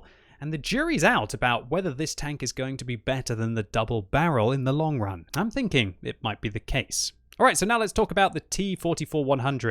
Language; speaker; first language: English; native; English